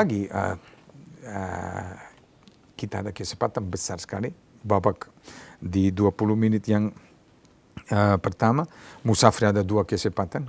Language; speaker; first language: Indonesian; non-native, learner; Serbian